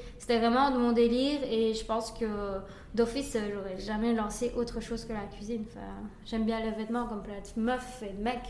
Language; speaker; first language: French; early bilingual, other home language; Spanish